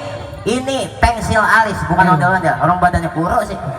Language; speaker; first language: Indonesian; native; Indonesian